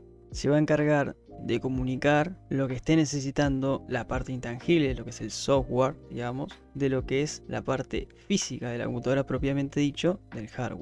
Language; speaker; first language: Spanish; native; Spanish